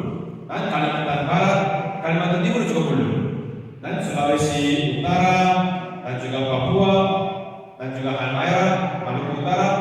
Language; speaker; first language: Indonesian; non-native, fluent; Korean